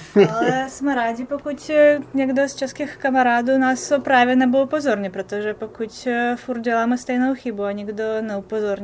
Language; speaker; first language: Czech; non-native, fluent; Russian